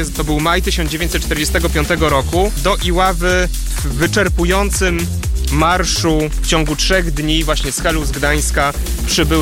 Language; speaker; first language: Polish; native; Polish